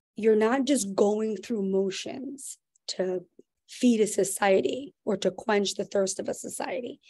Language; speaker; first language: English; native; English